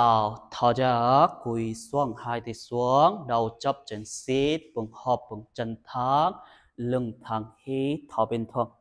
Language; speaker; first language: Vietnamese; non-native, learner; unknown